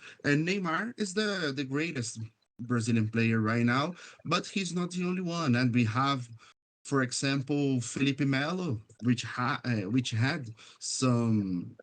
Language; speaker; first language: English; non-native, fluent; Portuguese